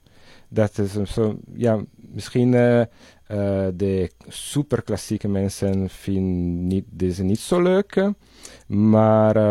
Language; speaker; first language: Dutch; non-native, learner; Italian